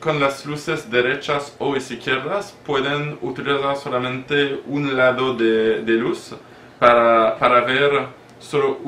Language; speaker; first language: Spanish; non-native, learner; French